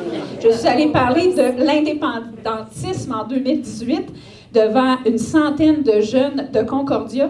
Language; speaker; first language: French; native; French